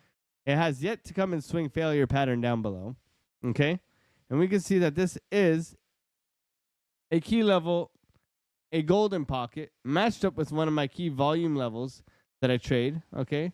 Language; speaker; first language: English; native; English